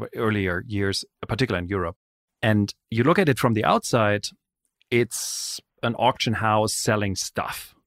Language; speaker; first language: English; non-native, fluent; German